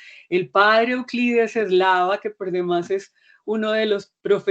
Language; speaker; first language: Spanish; native; Spanish